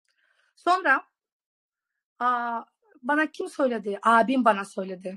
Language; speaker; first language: Turkish; non-native, fluent; Russian